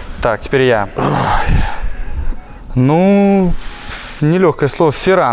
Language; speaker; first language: Russian; native; Russian